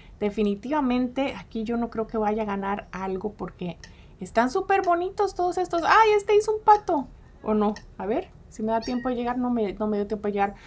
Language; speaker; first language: Spanish; early bilingual, heritage; Spanish